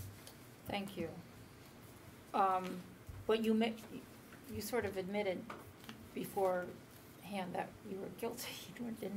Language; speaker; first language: English; native; English